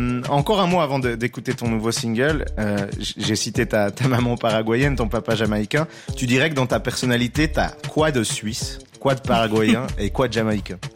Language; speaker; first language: French; native; French